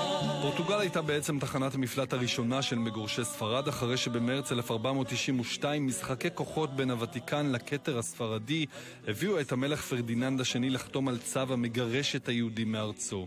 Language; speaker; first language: Hebrew; native; Hebrew